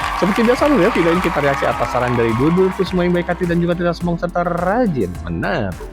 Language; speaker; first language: Indonesian; native; Indonesian